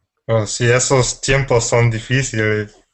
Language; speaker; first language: Spanish; non-native, fluent; English